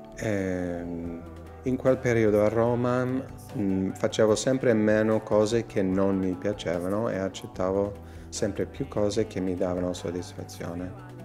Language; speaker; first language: Italian; non-native, fluent; English